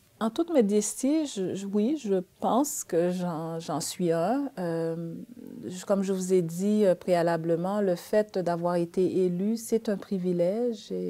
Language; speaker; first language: French; early bilingual, other home language; Haitian Creole